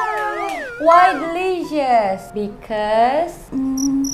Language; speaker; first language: English; non-native, learner; Indonesian